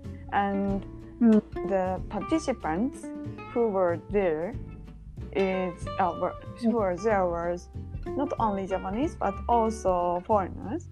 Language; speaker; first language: English; non-native, learner; Japanese